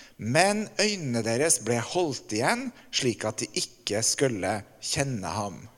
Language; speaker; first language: Norwegian; native; Norwegian